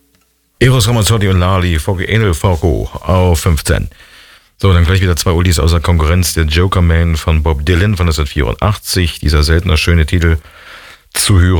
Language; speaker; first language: German; native; German